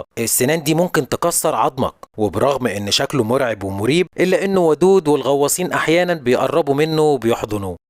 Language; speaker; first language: Arabic; native; Arabic